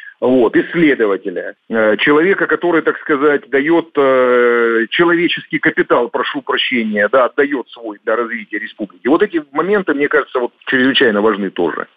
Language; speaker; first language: Russian; native; Russian